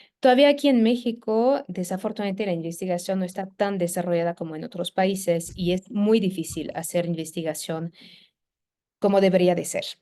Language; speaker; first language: Spanish; non-native, fluent; French